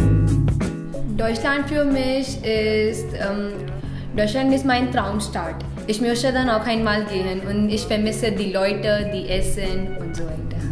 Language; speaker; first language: German; non-native, learner; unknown